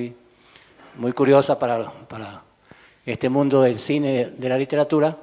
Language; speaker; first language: Spanish; native; Spanish